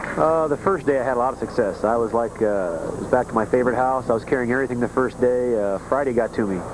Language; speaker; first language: English; native; English